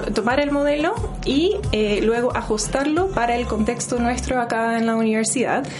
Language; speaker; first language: Spanish; non-native, fluent; English